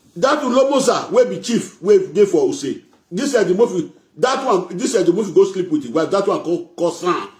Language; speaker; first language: Nigerian Pidgin; non-native, local second language; Bini